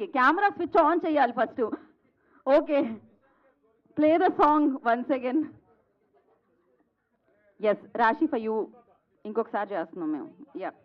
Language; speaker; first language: Telugu; native; Telugu